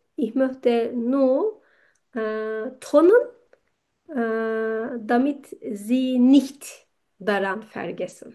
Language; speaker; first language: German; non-native, learner; Turkish